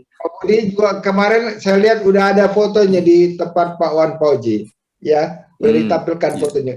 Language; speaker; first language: Indonesian; native; Indonesian